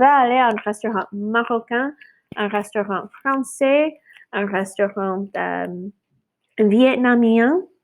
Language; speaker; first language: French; non-native, fluent; English